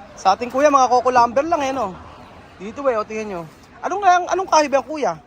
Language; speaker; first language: Filipino; native; Filipino